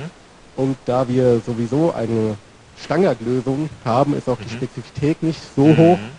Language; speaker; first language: German; native; German